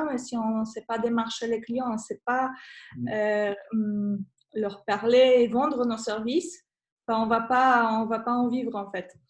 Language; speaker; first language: French; non-native, fluent; Polish